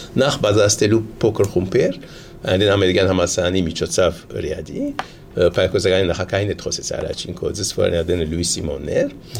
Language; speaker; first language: Armenian; early bilingual, heritage; Armenian